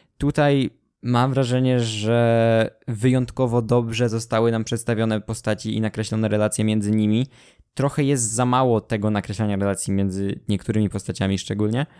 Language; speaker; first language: Polish; native; Polish